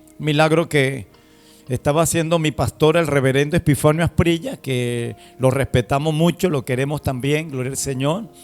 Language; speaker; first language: Spanish; native; Spanish